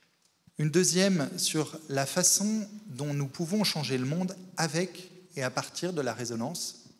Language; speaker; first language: French; native; French